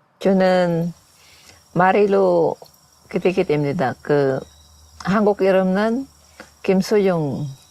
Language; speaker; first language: Korean; non-native, fluent; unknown